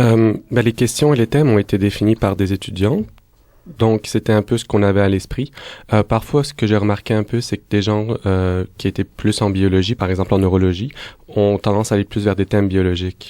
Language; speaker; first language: French; native; French